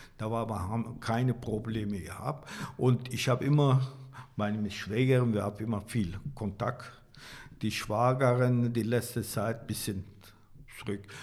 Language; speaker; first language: German; non-native, learner; Turkish